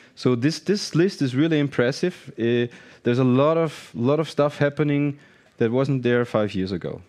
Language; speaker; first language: English; non-native, fluent; German